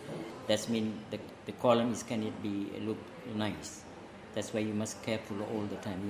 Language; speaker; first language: English; non-native, local second language; Tamil